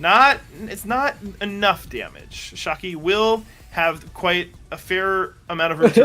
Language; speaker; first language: English; native; English